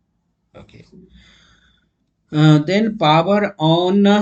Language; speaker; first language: English; non-native, local second language; Hindi